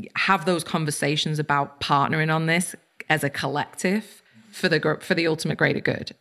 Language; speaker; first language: English; native; English